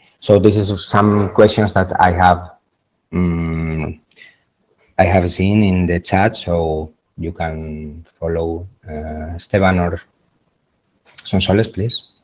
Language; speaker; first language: English; non-native, fluent; Spanish